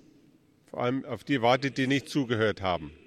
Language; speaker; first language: German; early bilingual, heritage; German